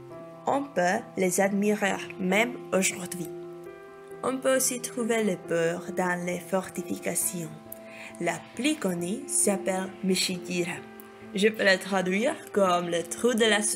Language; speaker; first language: French; non-native, learner; Czech